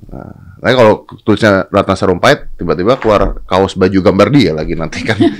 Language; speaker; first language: Indonesian; native; Indonesian